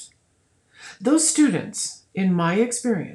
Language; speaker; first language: English; native; English